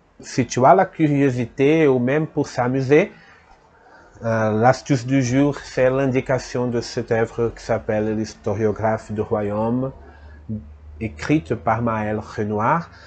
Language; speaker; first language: French; non-native, fluent; Portuguese